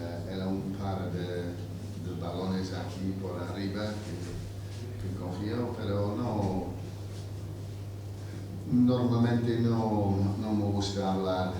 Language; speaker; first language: Spanish; non-native, fluent; English